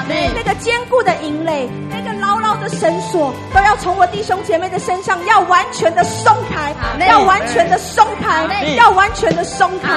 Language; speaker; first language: Chinese; native; Chinese